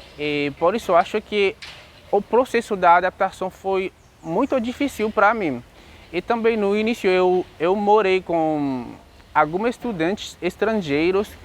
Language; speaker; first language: Portuguese; non-native, learner; Haitian Creole